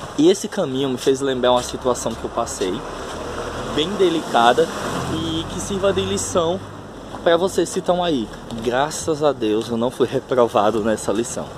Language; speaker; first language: Portuguese; native; Portuguese